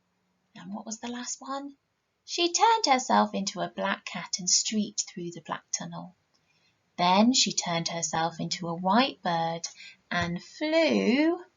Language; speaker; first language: English; native; English